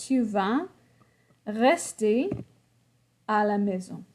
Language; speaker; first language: French; non-native, fluent; English